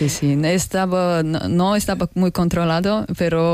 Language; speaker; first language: Spanish; non-native, learner; Russian